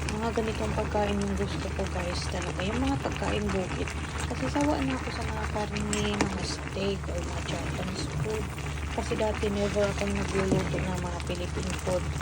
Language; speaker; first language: Filipino; non-native, local second language; Cebuano